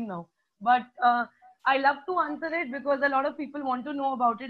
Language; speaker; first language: English; non-native, local second language; Hindi